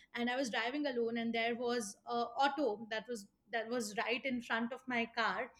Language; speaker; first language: English; non-native, local second language; Hindi